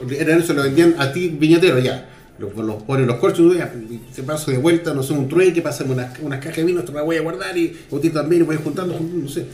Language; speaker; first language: Spanish; native; Spanish